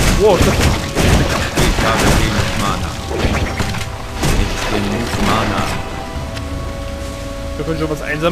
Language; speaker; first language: German; native; German